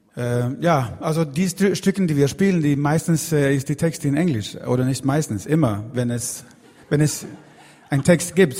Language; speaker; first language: German; non-native, fluent; Swedish